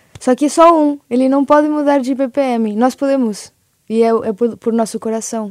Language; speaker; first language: Portuguese; early bilingual, other home language; Spanish